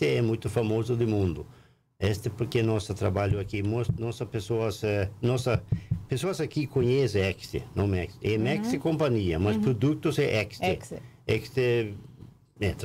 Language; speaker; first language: Portuguese; non-native, learner; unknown